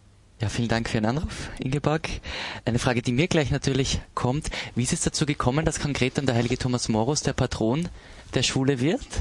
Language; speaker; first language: German; native; German